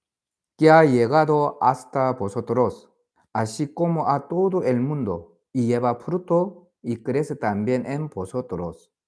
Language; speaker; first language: Spanish; non-native, fluent; Korean